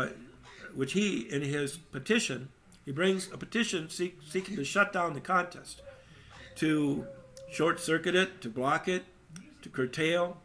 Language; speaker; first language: English; native; English